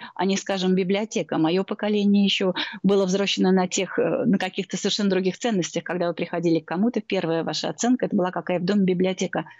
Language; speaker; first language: Russian; native; Russian